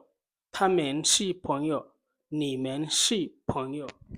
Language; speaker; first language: Chinese; non-native, fluent; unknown